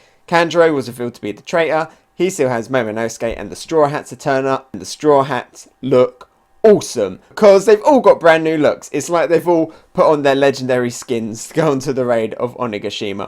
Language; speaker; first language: English; native; English